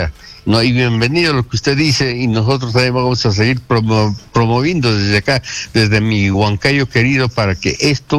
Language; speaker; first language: Spanish; native; Spanish